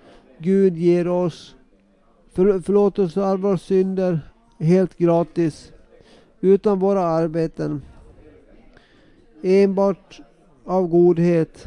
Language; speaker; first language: Swedish; non-native, local second language; Finnish